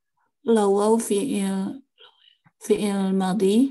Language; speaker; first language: Arabic; non-native, learner; Indonesian